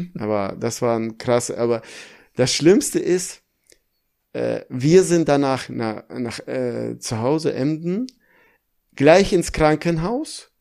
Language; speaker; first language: German; early bilingual, other home language; Russian